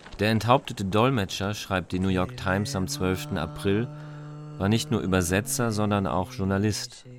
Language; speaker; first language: German; native; German